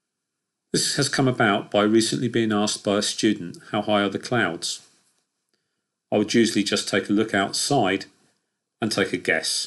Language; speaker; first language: English; native; English